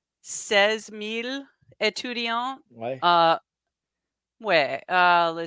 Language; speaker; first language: French; non-native, learner; English